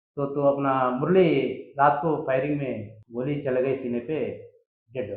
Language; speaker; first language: Hindi; non-native, local second language; Telugu